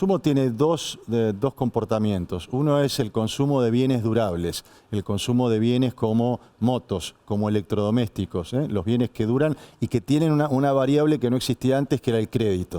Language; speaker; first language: Spanish; native; Spanish